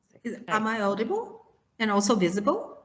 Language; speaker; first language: English; non-native, fluent; Japanese